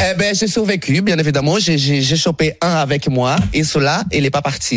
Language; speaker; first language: French; non-native, fluent; Portuguese